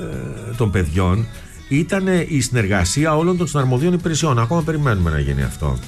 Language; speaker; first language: Greek; native; Greek